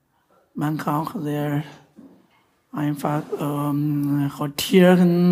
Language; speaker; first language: German; non-native, learner; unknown